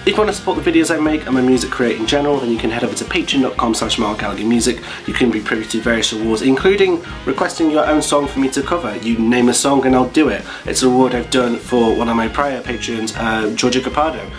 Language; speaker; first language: English; native; English